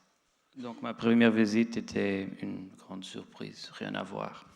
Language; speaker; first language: French; non-native, fluent; Portuguese